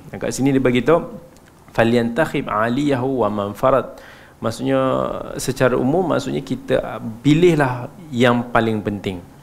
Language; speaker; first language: Malay; native; Malay